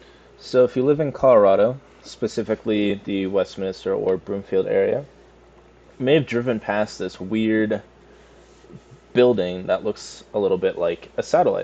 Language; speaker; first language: English; native; English